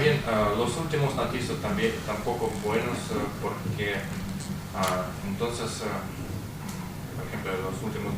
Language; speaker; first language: Spanish; non-native, fluent; Russian